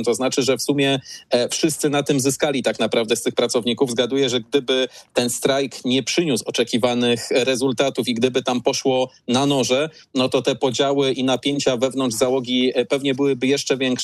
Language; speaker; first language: Polish; native; Polish